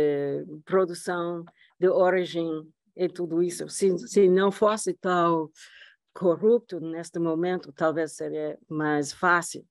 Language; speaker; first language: Portuguese; non-native, fluent; English